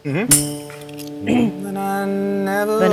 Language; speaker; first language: English; native; English